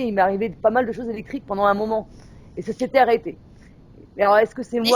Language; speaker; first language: French; native; French